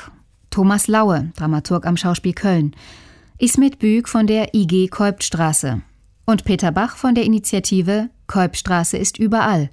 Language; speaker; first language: German; native; German